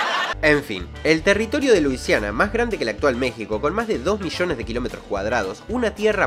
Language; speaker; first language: Spanish; native; Spanish